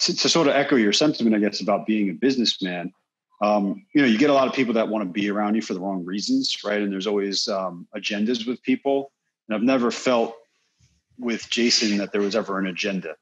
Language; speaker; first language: English; native; English